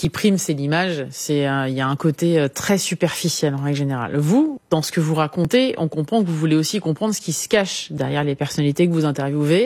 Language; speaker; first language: French; native; French